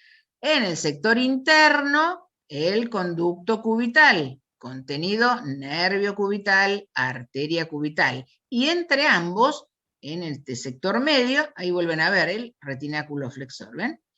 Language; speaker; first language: Spanish; native; Spanish